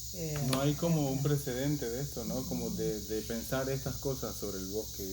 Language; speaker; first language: Spanish; native; Spanish